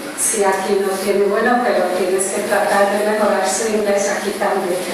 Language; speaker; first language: Spanish; non-native, learner; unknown